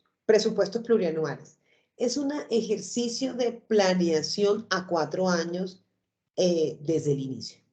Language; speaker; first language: Spanish; native; Spanish